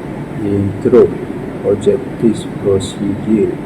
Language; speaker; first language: English; non-native, learner; Malay